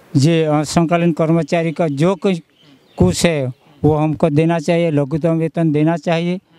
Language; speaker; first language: Hindi; non-native, local second language; Gujarati